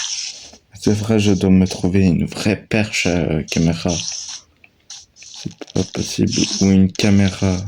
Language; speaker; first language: French; native; French